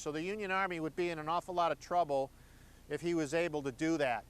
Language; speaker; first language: English; native; English